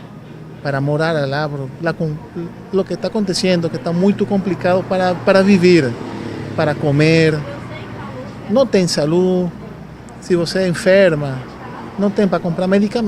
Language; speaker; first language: Portuguese; non-native, learner; Spanish